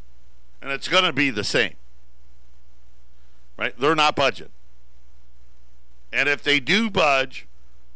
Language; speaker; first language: English; native; English